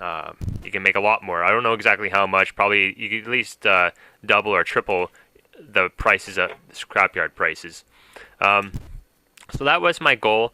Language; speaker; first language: English; native; English